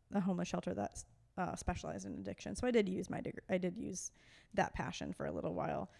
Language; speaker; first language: English; native; English